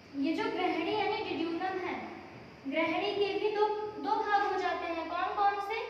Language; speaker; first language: Hindi; native; Hindi